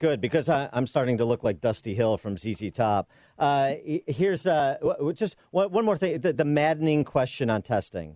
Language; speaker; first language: English; native; English